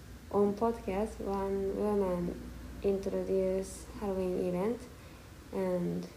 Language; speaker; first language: English; non-native, learner; Japanese